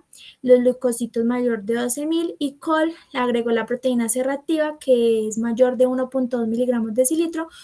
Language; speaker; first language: Spanish; native; Spanish